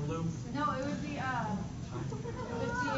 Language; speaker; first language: English; native; English